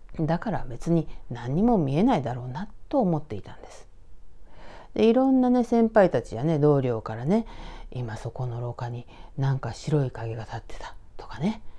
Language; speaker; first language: Japanese; native; Japanese